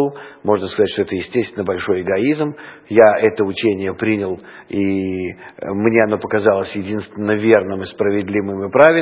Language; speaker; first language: Russian; native; Russian